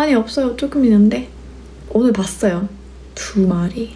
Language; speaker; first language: Korean; early bilingual, heritage; French